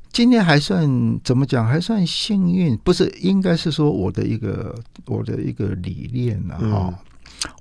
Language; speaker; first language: Chinese; native; Chinese